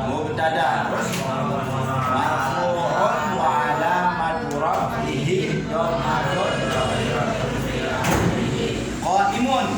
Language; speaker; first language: Arabic; non-native, fluent; Indonesian